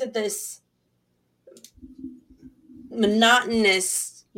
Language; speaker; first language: English; native; English